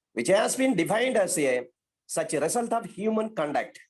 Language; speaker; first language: English; non-native, local second language; Tamil